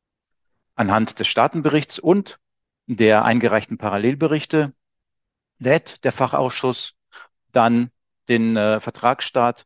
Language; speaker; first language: German; native; German